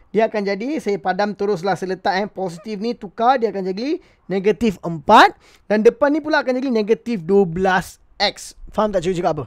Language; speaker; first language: Malay; non-native, local second language; Tamil